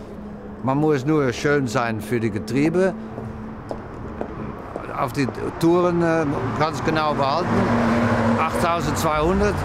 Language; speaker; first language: German; non-native, fluent; Dutch